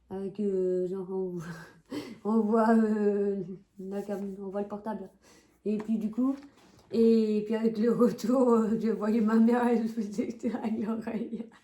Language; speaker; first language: French; native; French